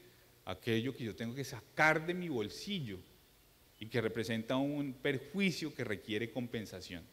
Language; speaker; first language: Spanish; native; Spanish